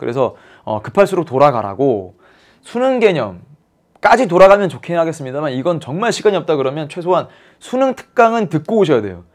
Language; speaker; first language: Korean; native; Korean